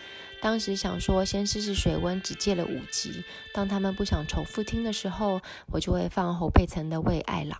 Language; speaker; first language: Chinese; native; Chinese